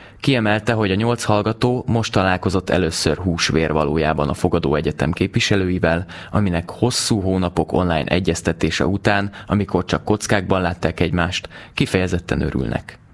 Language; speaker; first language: Hungarian; native; Hungarian